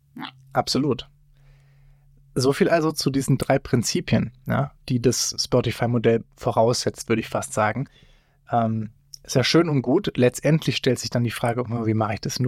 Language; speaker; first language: German; native; German